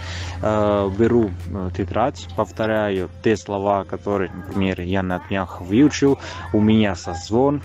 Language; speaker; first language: Russian; non-native, fluent; Italian